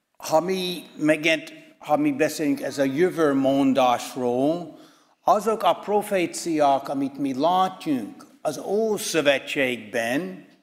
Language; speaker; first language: Hungarian; non-native, fluent; English